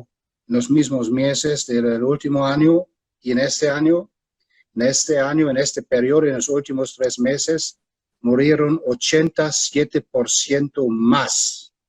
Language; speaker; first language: Spanish; non-native, fluent; German